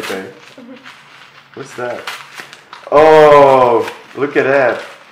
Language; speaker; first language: English; non-native, fluent; Czech